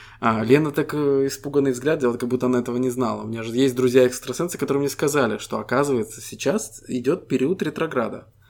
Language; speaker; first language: Russian; native; Russian